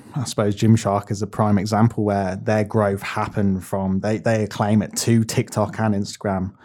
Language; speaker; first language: English; native; English